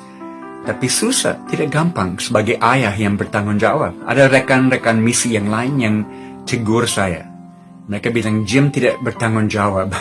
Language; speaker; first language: Indonesian; non-native, fluent; English